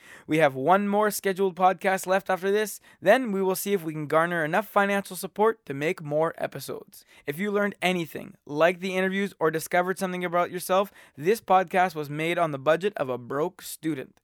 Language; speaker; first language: English; native; English